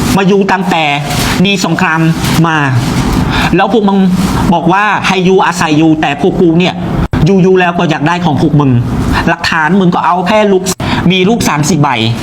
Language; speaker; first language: Thai; non-native, fluent; Khmer